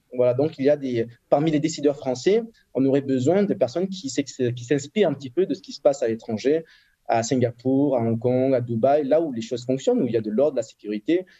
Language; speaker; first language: French; native; French